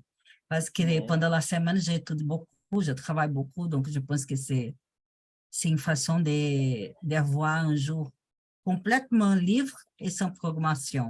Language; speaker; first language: French; non-native, learner; Portuguese